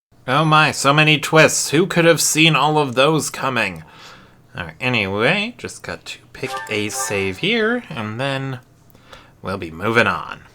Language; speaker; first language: English; native; English